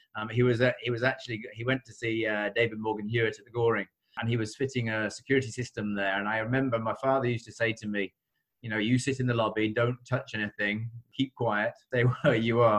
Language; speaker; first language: English; native; English